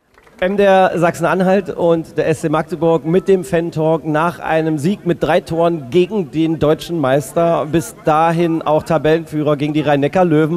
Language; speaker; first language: German; native; German